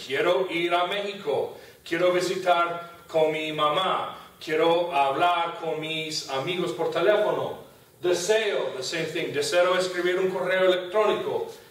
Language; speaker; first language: Spanish; non-native, fluent; English